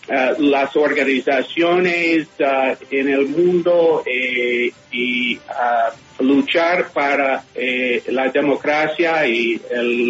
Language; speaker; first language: Spanish; non-native, fluent; English